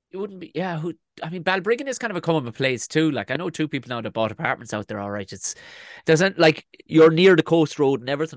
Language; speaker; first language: English; native; English